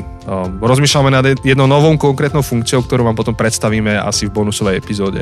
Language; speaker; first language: Slovak; native; Slovak